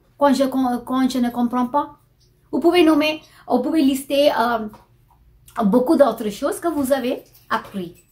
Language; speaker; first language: French; non-native, fluent; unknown